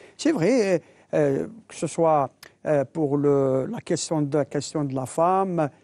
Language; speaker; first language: French; non-native, local second language; Arabic